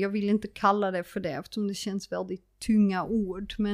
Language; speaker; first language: Swedish; non-native, fluent; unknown